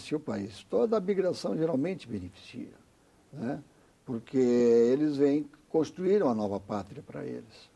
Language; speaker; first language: Portuguese; native; Portuguese